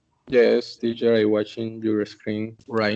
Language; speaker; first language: English; non-native, learner; Spanish